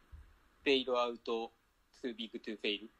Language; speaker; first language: English; non-native, fluent; Japanese